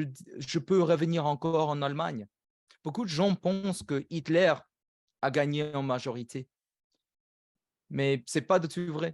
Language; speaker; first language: French; non-native, fluent; English